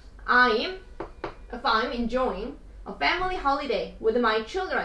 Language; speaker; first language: English; non-native, fluent; Korean